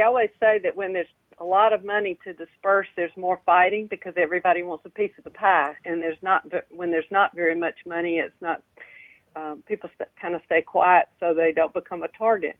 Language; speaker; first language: English; native; English